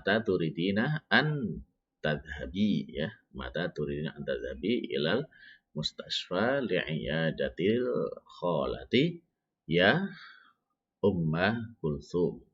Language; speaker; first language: Arabic; non-native, fluent; Indonesian